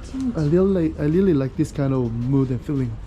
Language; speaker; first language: English; non-native, learner; Korean